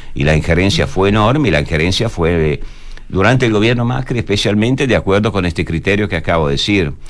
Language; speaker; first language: Spanish; non-native, fluent; Italian